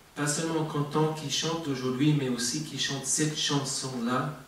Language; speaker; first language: French; non-native, fluent; English